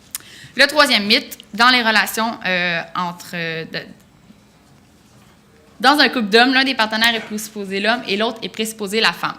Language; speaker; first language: French; native; French